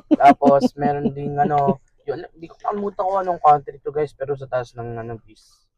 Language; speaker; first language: Filipino; native; Filipino